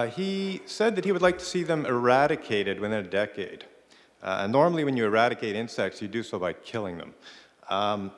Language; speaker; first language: English; native; English